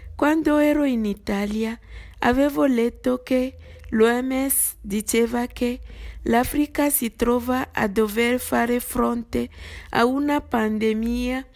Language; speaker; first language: Italian; non-native, fluent; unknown